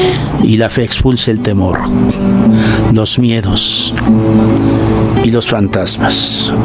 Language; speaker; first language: Spanish; native; Spanish